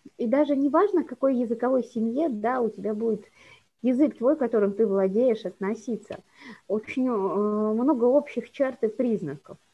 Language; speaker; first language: Russian; native; Russian